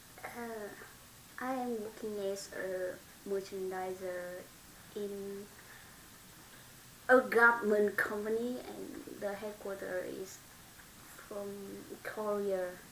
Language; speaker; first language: English; non-native, learner; Vietnamese